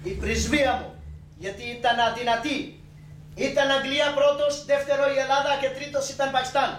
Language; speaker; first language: Greek; non-native, learner; Urdu